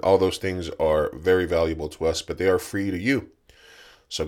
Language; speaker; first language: English; native; English